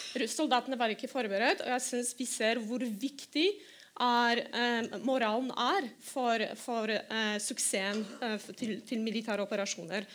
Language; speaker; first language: Norwegian; non-native, fluent; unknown